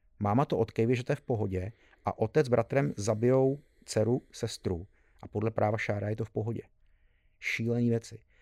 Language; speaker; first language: Czech; early bilingual, heritage; Czech